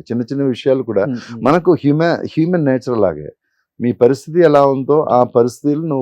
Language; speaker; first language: Telugu; non-native, learner; Malayalam